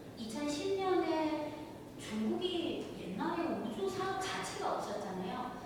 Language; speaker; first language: Korean; non-native, fluent; Chinese